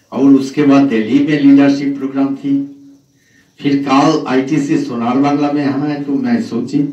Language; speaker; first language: Hindi; non-native, local second language; Bangla